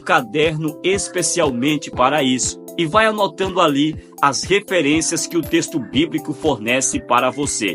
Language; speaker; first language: Portuguese; native; Portuguese